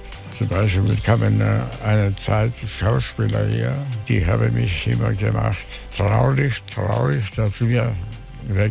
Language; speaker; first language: German; non-native, fluent; Greek